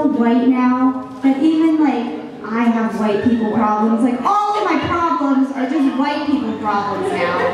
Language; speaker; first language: English; native; English